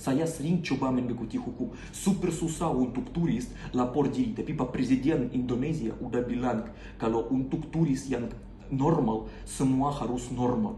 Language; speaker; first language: Indonesian; non-native, learner; Russian